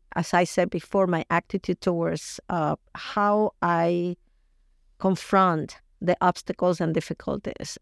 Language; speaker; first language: English; non-native, fluent; Spanish